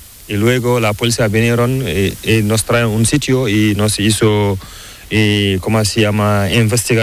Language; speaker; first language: Spanish; non-native, learner; Fula